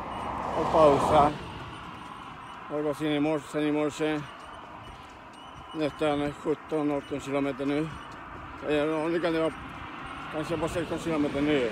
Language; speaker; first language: Swedish; non-native, learner; Spanish